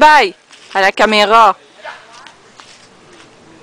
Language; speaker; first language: French; native; French